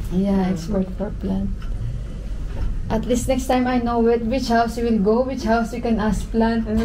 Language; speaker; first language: English; non-native, local second language; Filipino